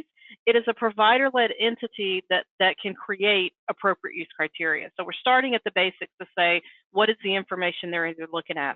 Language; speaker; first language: English; native; English